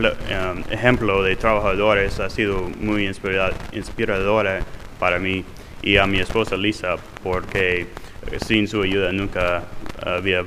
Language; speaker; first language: Spanish; non-native, fluent; English